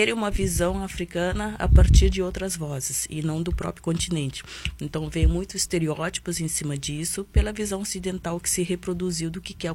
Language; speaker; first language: Portuguese; non-native, local second language; Kabuverdianu